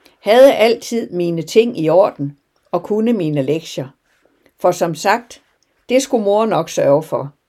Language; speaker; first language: Danish; native; Danish